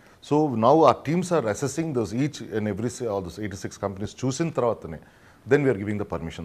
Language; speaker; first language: English; non-native, local second language; Telugu